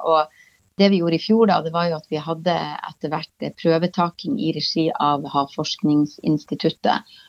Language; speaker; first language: Norwegian; native; Norwegian